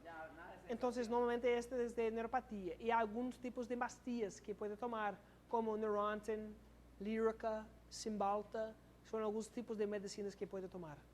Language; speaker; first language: Spanish; non-native, learner; English